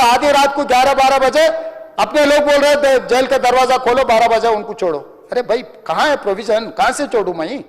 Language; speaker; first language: Hindi; non-native, local second language; Telugu